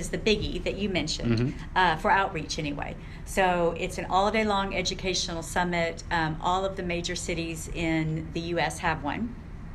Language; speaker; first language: English; native; English